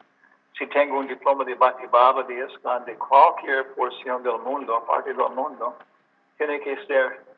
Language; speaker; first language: Spanish; non-native, learner; English